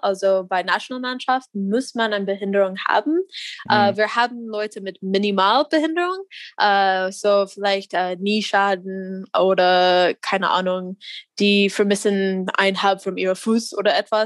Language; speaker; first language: German; non-native, learner; English